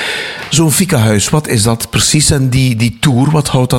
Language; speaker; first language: Dutch; native; Dutch